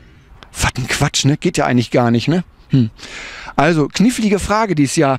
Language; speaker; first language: German; native; German